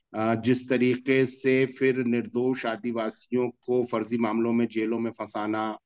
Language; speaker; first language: Hindi; native; Hindi